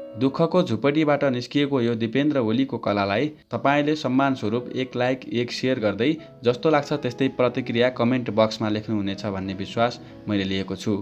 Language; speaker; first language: Nepali; native; Nepali